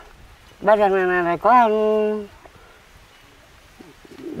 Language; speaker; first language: Vietnamese; non-native, local second language; Hmong